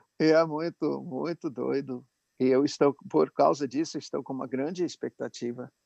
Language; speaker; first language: Portuguese; non-native, fluent; English